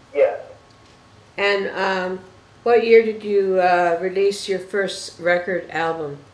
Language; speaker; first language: English; native; English